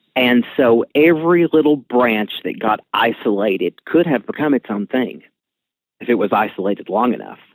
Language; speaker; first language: English; native; English